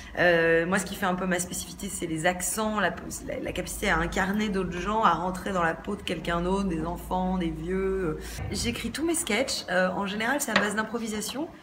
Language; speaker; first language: French; native; French